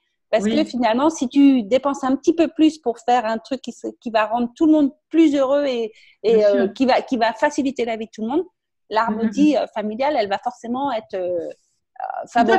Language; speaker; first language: French; native; French